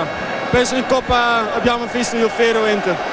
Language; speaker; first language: Italian; non-native, learner; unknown